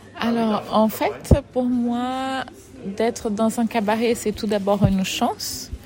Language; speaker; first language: French; non-native, fluent; Portuguese